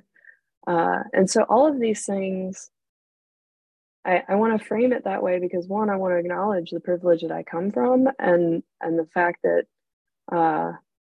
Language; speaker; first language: English; native; English